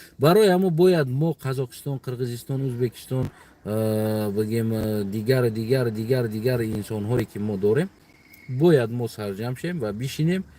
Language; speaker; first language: Tajik; native; Tajik